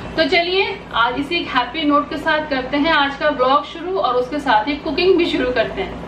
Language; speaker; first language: Hindi; non-native, local second language; Bangla